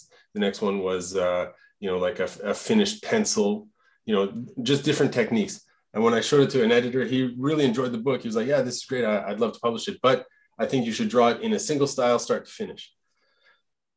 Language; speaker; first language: English; non-native, fluent; French